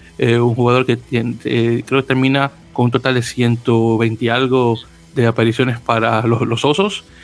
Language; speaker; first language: Spanish; native; Spanish